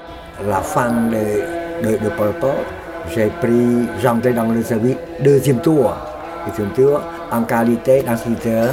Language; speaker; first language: French; non-native, local second language; Khmer